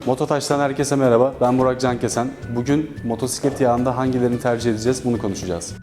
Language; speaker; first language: Turkish; native; Turkish